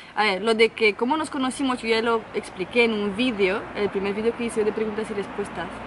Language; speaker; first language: Spanish; non-native, fluent; Romanian